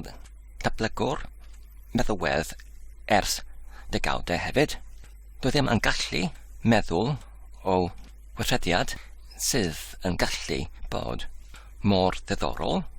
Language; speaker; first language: Welsh; non-native, learner; English